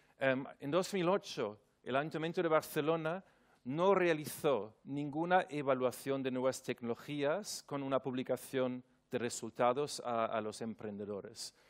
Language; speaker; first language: Spanish; non-native, fluent; German